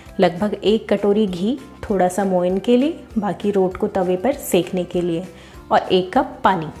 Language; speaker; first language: Hindi; native; Hindi